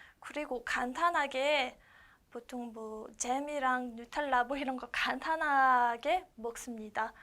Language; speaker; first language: Korean; non-native, learner; French